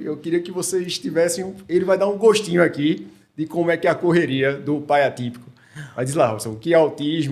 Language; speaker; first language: Portuguese; native; Portuguese